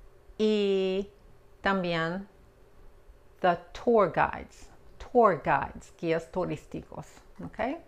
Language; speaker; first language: Spanish; non-native, fluent; English